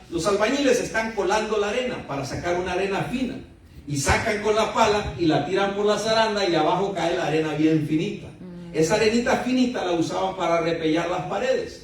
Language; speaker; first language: Spanish; native; Spanish